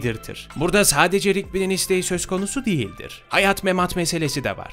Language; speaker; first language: Turkish; native; Turkish